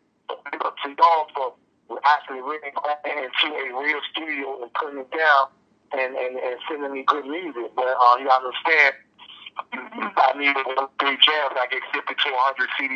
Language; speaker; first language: English; native; English